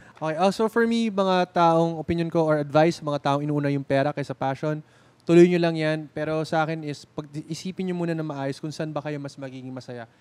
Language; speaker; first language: Filipino; native; Filipino